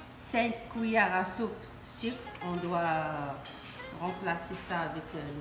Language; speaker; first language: French; non-native, learner; Arabic